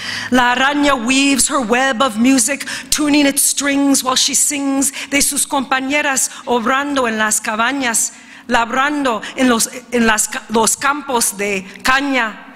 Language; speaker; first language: Spanish; early bilingual, heritage; Spanish